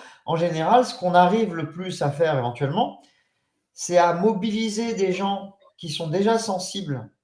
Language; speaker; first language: French; native; French